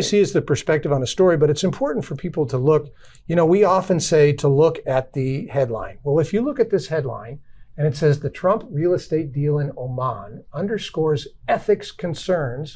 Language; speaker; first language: English; native; English